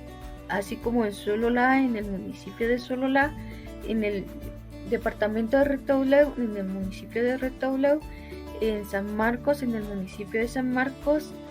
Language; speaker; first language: Spanish; native; Spanish